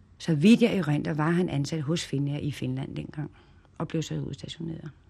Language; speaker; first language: Danish; native; Danish